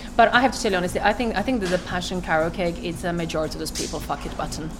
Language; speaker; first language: English; non-native, fluent; Croatian